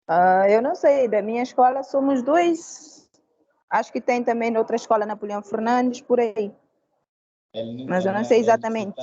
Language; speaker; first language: Portuguese; non-native, local second language; Kabuverdianu